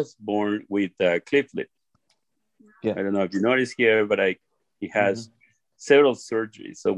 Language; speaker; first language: English; non-native, fluent; Spanish